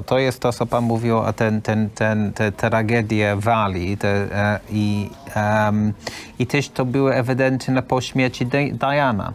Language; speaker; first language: Polish; non-native, learner; English